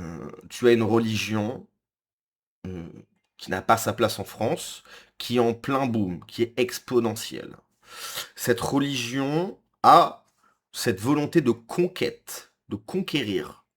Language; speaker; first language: French; native; French